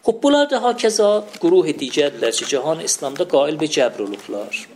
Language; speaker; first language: Persian; non-native, local second language; Azerbaijani